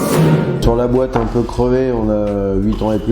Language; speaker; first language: French; native; French